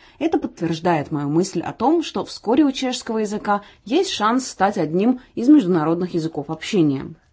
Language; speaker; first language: Russian; native; Russian